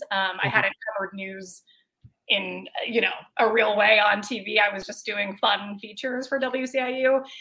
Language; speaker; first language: English; native; English